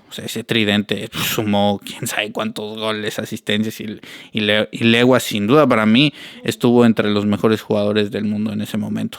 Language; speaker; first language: Spanish; native; Spanish